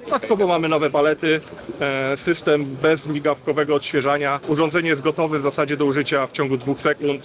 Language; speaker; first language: Polish; native; Polish